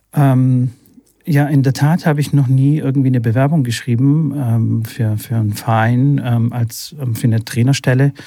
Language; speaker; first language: German; early bilingual, other home language; Bulgarian